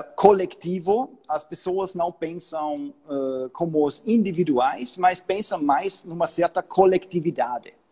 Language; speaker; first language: Portuguese; non-native, fluent; German